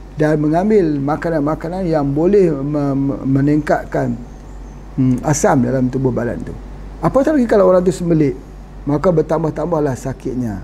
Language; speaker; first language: Malay; native; Malay